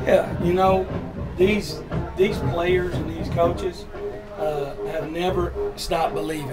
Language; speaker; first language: English; native; English